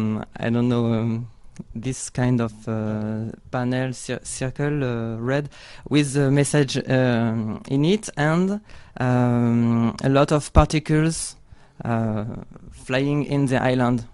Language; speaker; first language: English; non-native, learner; French